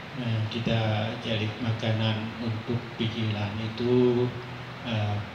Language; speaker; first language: Indonesian; non-native, fluent; Thai